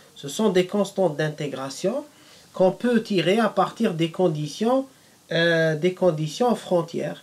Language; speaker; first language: French; non-native, local second language; Arabic